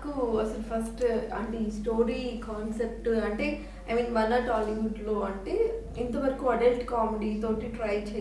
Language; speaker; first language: Telugu; native; Telugu